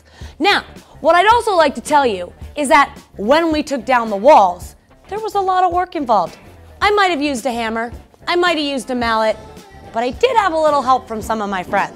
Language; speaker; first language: English; native; English